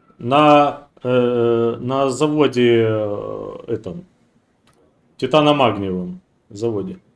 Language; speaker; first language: Russian; native; Russian